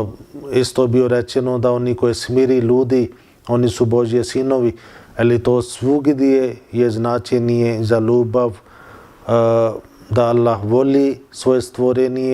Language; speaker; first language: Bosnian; non-native, fluent; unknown